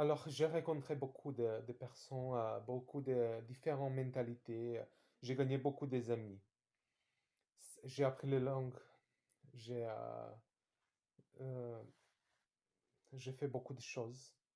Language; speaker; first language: French; non-native, fluent; Serbian